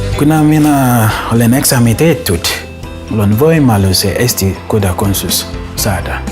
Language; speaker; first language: Estonian; non-native, learner; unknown